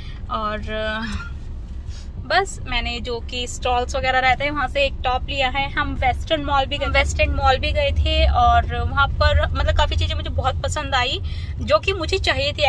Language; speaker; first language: Hindi; native; Hindi